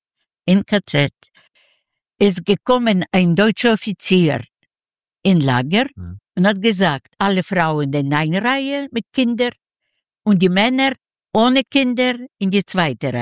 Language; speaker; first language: German; non-native, learner; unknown